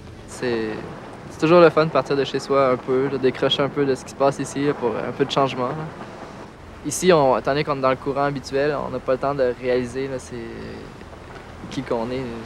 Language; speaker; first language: French; native; French